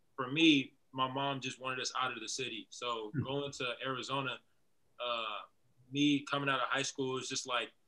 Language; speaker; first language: English; native; English